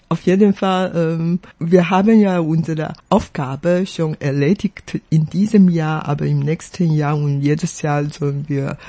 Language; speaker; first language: German; non-native, fluent; Chinese